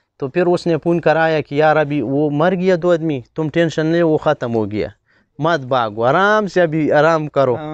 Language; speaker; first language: Urdu; non-native, local second language; Pashto